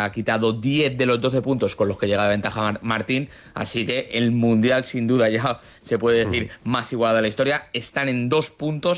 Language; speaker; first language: Spanish; native; Spanish